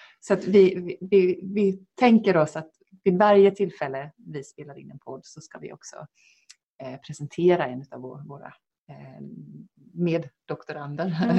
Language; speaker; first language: Swedish; native; Swedish